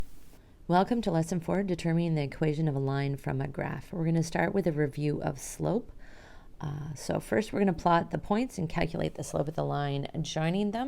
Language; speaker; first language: English; native; English